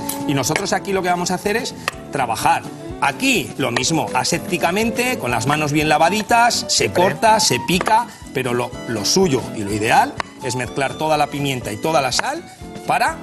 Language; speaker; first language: Spanish; native; Spanish